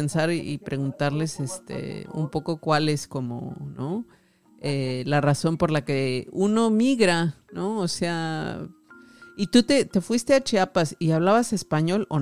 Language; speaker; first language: Spanish; native; Spanish